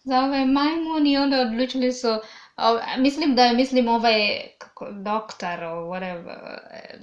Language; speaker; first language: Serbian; non-native, learner; English